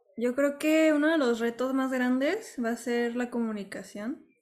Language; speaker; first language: Spanish; native; Spanish